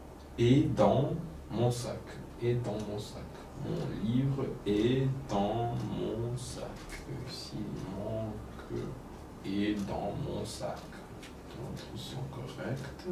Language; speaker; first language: French; non-native, fluent; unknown